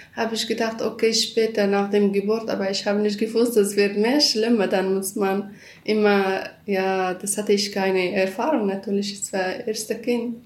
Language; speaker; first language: German; non-native, learner; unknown